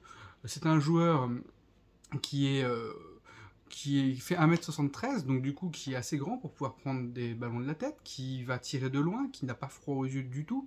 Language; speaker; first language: French; native; French